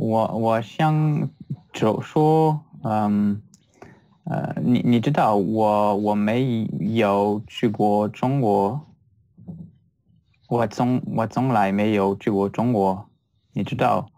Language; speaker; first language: Chinese; non-native, learner; French